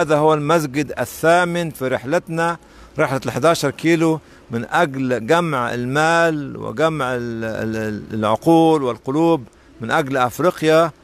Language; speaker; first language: Arabic; native; Arabic